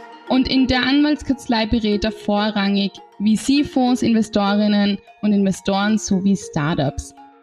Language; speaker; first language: German; native; German